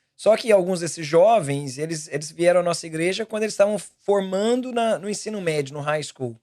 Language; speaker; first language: Portuguese; native; Portuguese